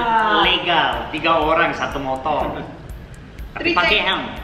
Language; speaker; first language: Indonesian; non-native, learner; German